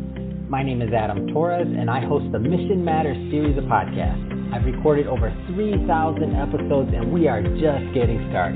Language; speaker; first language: English; native; English